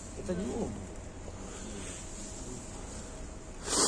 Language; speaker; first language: Russian; non-native, local second language; Kyrgyz